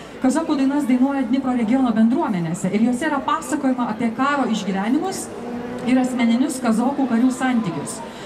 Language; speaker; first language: Lithuanian; native; Lithuanian